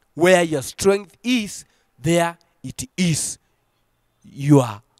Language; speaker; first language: English; non-native, local second language; Swahili